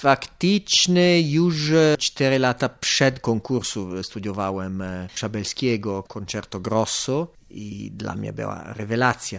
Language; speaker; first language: Polish; non-native, fluent; Italian